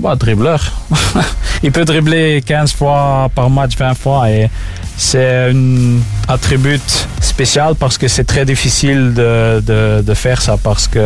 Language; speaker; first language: French; non-native, local second language; Dutch